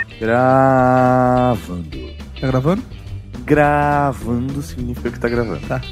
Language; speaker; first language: Portuguese; native; Portuguese